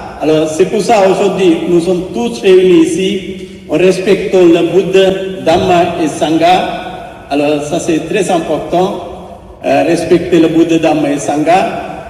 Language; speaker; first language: French; non-native, fluent; Sinhala